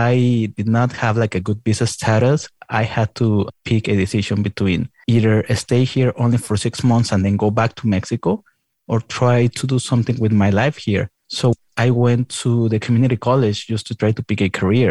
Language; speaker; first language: English; non-native, fluent; Spanish